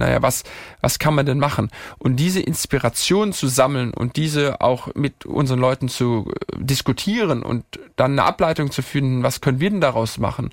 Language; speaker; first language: German; native; German